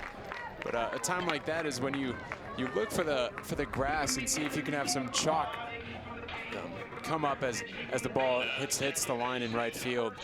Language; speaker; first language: English; native; English